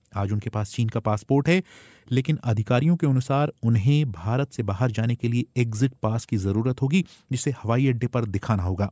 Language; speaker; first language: Hindi; native; Hindi